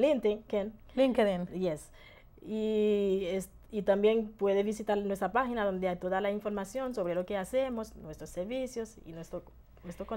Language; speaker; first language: Spanish; non-native, fluent; Haitian Creole